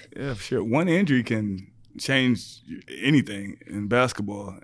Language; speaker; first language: English; native; English